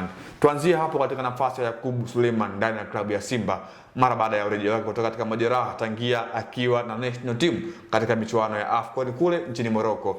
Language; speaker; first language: Swahili; native; Swahili